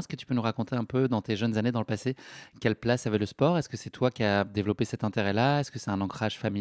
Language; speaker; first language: French; native; French